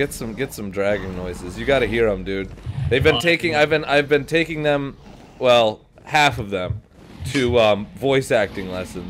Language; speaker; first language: English; native; English